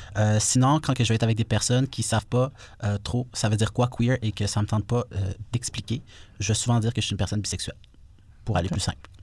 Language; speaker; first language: French; native; French